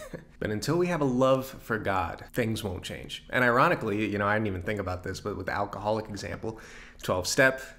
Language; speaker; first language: English; native; English